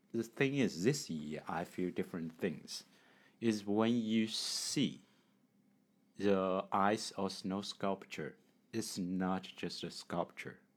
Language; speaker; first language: English; non-native, learner; Chinese